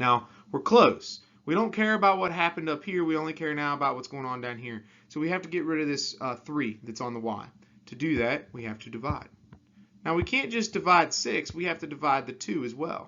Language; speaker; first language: English; native; English